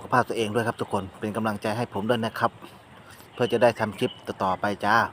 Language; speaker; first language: Thai; native; Thai